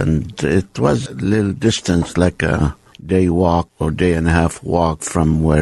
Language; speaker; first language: English; non-native, fluent; Arabic